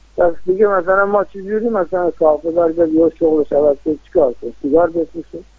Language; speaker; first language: Persian; non-native, local second language; Baluchi